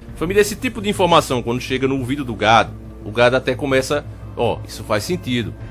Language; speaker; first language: Portuguese; native; Portuguese